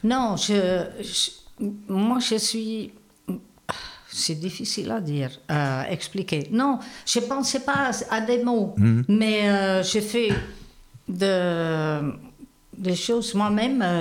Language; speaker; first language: French; non-native, fluent; Dutch